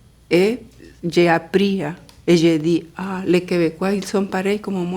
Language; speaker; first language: French; non-native, local second language; Spanish